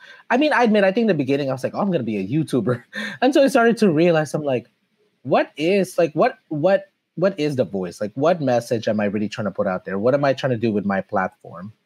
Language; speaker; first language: English; early bilingual, other home language; Filipino